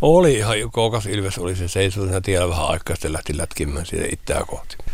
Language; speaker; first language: Finnish; native; Finnish